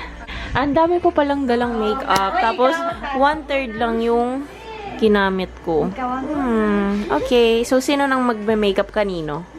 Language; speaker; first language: Filipino; early bilingual, heritage; Filipino